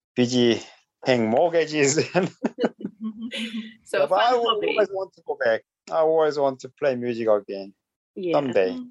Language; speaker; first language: English; non-native, fluent; Korean